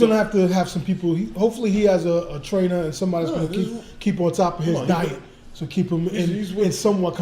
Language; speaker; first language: English; native; English